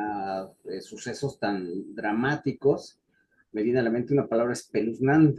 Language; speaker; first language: Spanish; native; Spanish